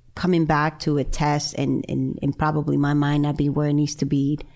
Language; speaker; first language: English; non-native, fluent; Spanish